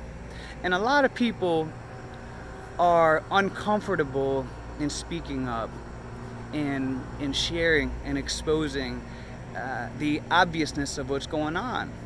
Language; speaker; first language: English; native; English